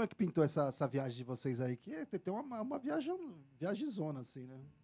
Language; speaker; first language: Portuguese; native; Portuguese